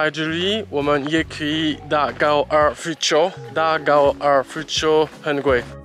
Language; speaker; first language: Chinese; non-native, learner; French